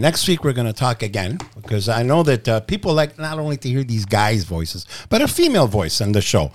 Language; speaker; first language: English; early bilingual, other home language; Italian